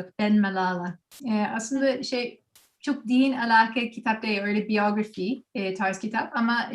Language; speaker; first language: Turkish; non-native, learner; English